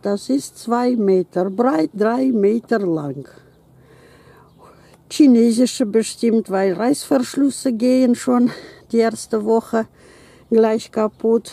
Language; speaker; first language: German; non-native, fluent; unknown